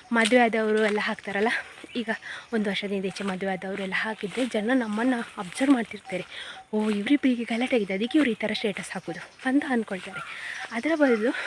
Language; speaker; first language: Kannada; native; Kannada